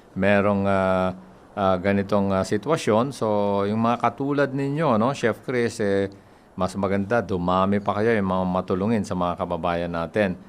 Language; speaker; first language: Filipino; native; Filipino